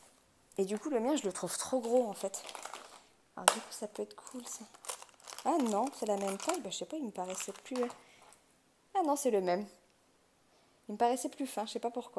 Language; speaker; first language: French; native; French